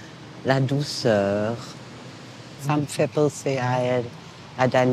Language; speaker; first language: French; native; French